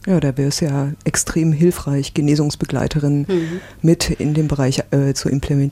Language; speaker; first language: German; native; German